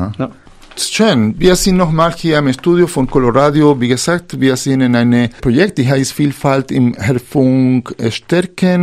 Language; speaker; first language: German; non-native, fluent; Spanish